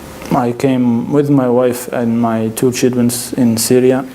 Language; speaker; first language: English; non-native, fluent; French